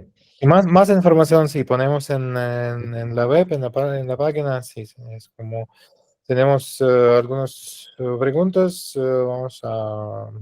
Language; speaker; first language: Spanish; non-native, learner; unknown